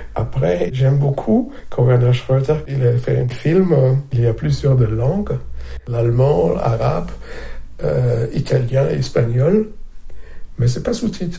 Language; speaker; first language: French; non-native, fluent; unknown